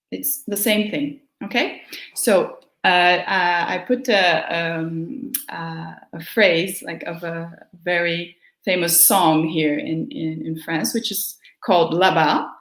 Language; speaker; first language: English; non-native, fluent; Portuguese